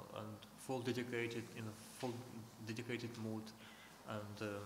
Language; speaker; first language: English; non-native, learner; Russian